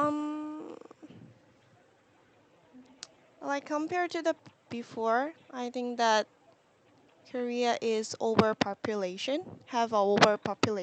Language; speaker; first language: English; non-native, learner; Korean